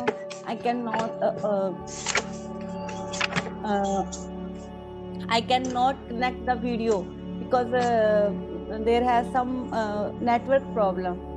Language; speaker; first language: English; non-native, learner; Punjabi